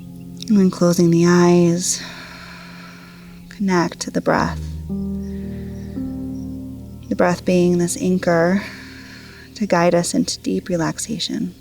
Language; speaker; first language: English; native; English